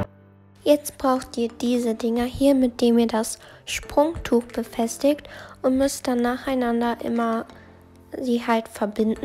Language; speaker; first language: German; native; German